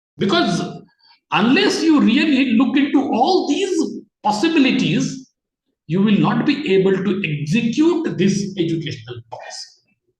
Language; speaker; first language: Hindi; non-native, local second language; Marathi